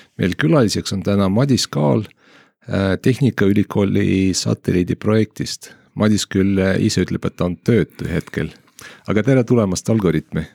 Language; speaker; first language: Estonian; non-native, local second language; Russian